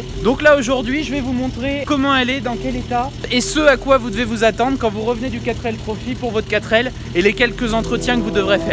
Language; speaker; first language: French; native; French